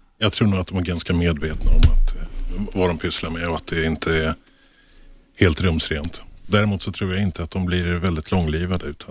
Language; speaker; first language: Swedish; native; Swedish